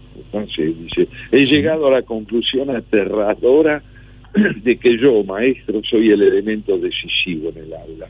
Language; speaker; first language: Spanish; native; Spanish